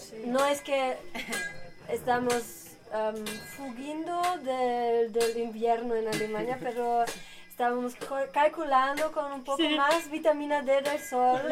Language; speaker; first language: Spanish; non-native, learner; German